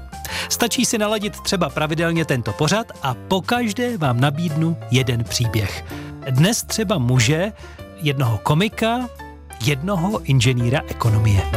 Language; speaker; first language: Czech; native; Czech